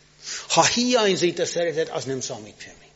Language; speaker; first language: Hungarian; non-native, learner; English